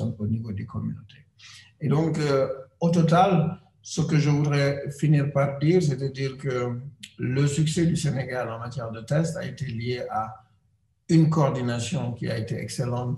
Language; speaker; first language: French; non-native, local second language; Wolof